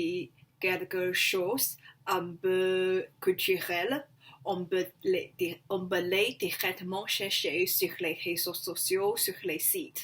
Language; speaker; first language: French; non-native, learner; Chinese